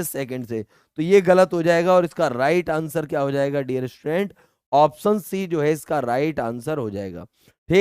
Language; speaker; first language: Hindi; native; Hindi